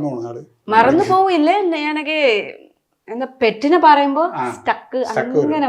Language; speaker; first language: Malayalam; non-native, learner; Nepali